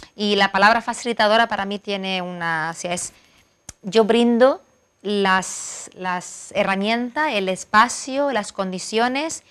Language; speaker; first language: Spanish; non-native, fluent; Italian